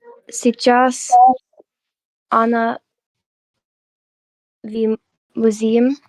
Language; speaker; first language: Russian; non-native, learner; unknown